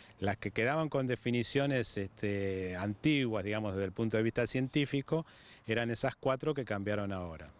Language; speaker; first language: Spanish; native; Spanish